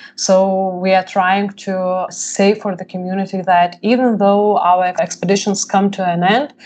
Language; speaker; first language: English; non-native, fluent; Lithuanian